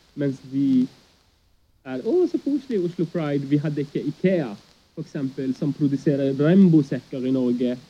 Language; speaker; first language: Norwegian; early bilingual, other home language; Arabic